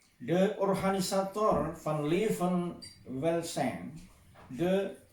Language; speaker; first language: Dutch; non-native, fluent; Indonesian